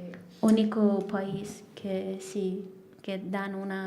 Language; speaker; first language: Spanish; non-native, learner; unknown